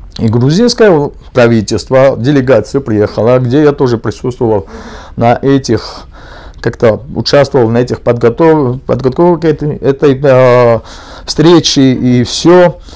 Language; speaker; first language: Russian; non-native, local second language; Georgian